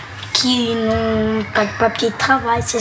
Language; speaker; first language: French; early bilingual, other home language; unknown